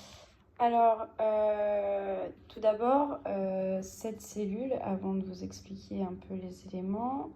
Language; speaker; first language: French; native; French